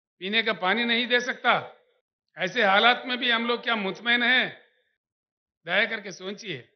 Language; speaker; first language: Hindi; non-native, local second language; Telugu